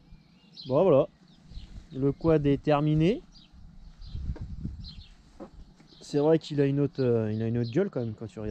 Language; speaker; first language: French; native; French